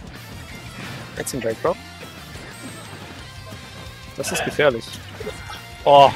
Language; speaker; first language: German; native; German